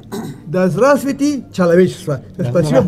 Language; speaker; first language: Russian; non-native, learner; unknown